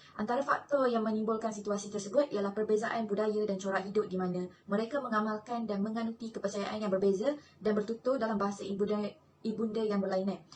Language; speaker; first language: Malay; native; Malay